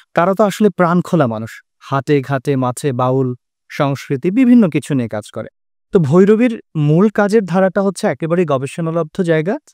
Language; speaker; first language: Bangla; native; Bangla